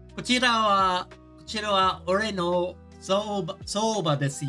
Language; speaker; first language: Japanese; non-native, learner; English